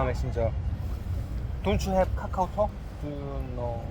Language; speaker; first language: English; non-native, learner; Korean